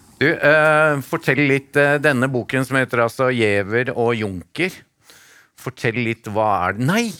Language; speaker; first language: Norwegian; native; Norwegian